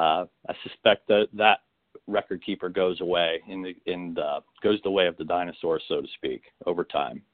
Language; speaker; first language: English; native; English